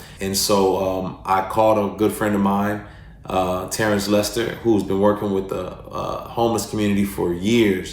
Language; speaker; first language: English; native; English